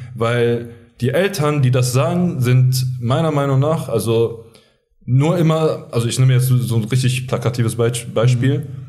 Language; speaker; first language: German; early bilingual, other home language; Arabic